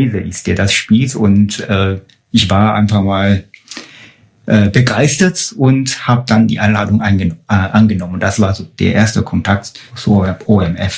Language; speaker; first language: German; non-native, fluent; Chinese